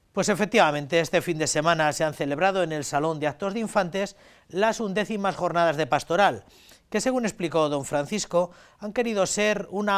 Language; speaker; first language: Spanish; native; Spanish